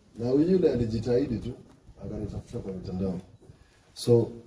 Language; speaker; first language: Swahili; non-native, local second language; Kamba